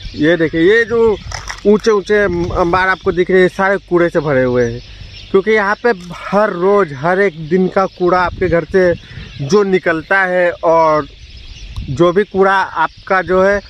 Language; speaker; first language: Hindi; non-native, local second language; Assamese